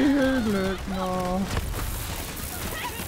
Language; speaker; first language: German; native; German